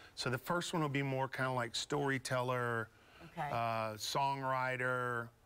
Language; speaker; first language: English; native; English